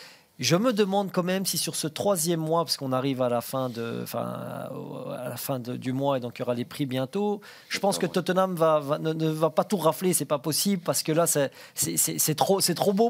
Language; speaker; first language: French; native; French